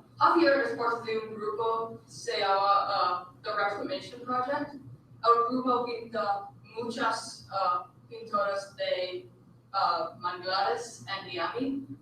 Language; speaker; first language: Spanish; non-native, learner; English